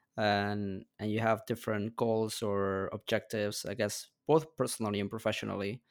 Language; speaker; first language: English; non-native, fluent; Spanish